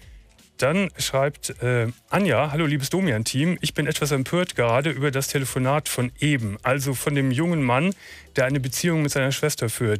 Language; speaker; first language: German; native; German